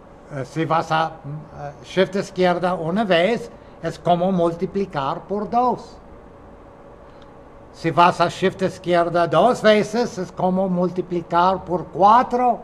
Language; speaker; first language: Spanish; non-native, fluent; English